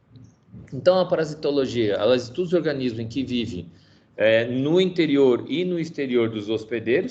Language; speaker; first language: Portuguese; native; Portuguese